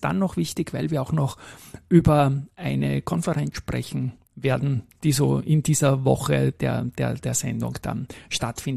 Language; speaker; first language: German; native; German